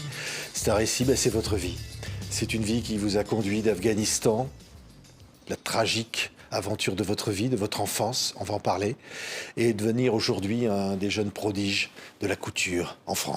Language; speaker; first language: French; native; French